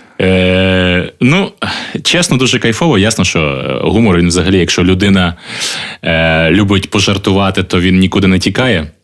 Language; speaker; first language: Ukrainian; native; Ukrainian